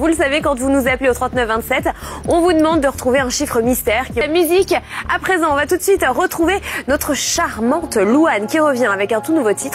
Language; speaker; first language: French; native; French